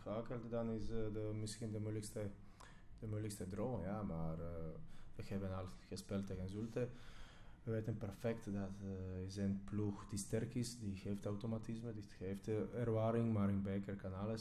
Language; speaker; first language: Dutch; non-native, fluent; Croatian